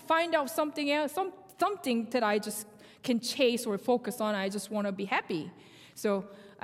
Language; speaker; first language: English; non-native, fluent; Korean